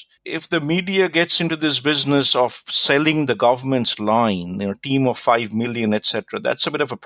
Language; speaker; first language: English; non-native, local second language; Bangla